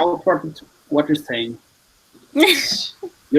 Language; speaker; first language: English; non-native, fluent; Portuguese